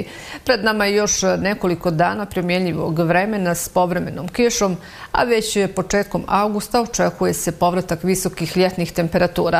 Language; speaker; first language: Serbian; native; Serbian